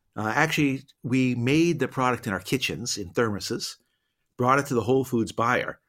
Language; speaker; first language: English; native; English